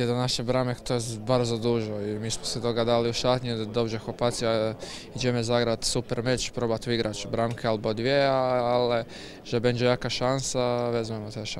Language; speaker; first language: Polish; non-native, learner; Croatian